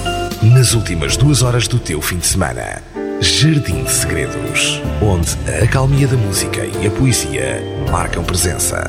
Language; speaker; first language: Portuguese; native; Portuguese